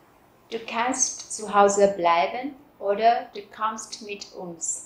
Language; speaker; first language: German; non-native, fluent; Vietnamese